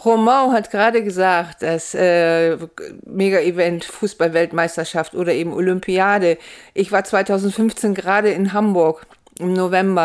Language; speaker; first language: German; native; German